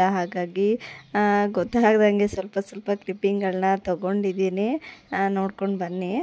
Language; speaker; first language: Kannada; native; Kannada